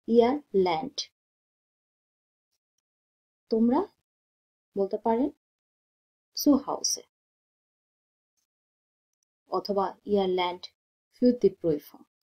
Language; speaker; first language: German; non-native, fluent; Bangla